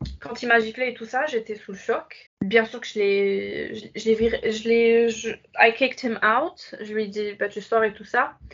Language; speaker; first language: French; non-native, local second language; Arabic